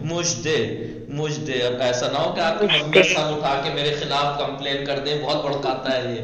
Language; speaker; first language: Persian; non-native, fluent; Urdu